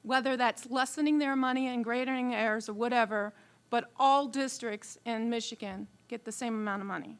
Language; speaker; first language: English; native; English